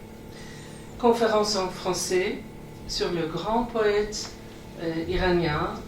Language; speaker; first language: French; non-native, fluent; Persian